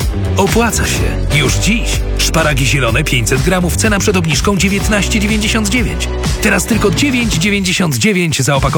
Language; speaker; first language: Polish; native; Polish